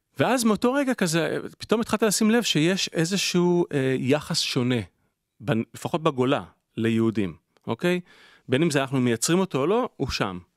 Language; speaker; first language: Hebrew; native; Hebrew